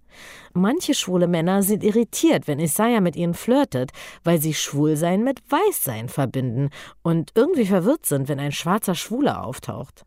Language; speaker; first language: German; native; German